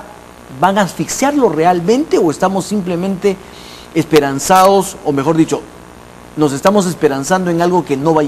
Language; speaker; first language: Spanish; native; Spanish